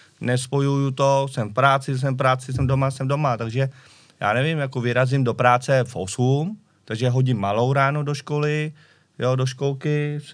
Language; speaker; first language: Czech; early bilingual, other home language; Vietnamese